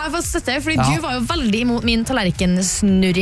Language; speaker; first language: Norwegian; native; Norwegian